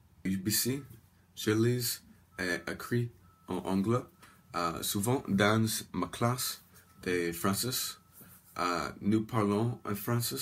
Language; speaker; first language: French; non-native, learner; English